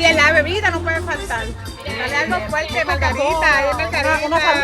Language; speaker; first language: Spanish; native; Spanish